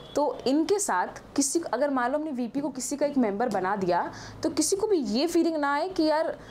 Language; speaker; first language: Hindi; native; Hindi